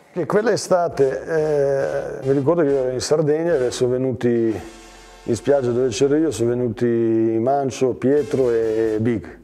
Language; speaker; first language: Italian; non-native, fluent; Serbian